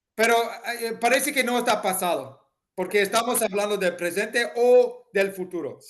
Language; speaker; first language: Spanish; non-native, fluent; English